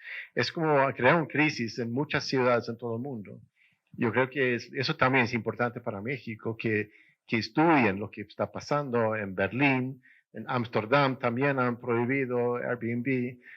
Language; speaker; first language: Spanish; non-native, fluent; Swedish